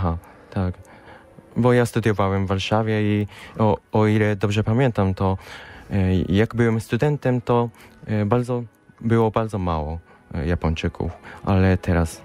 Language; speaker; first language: Polish; non-native, fluent; Japanese